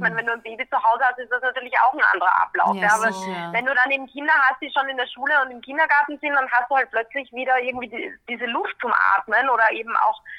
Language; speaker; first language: German; native; German